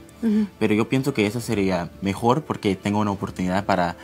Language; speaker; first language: Spanish; non-native, fluent; English